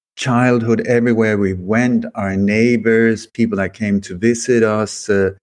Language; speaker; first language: English; early bilingual, other home language; Swedish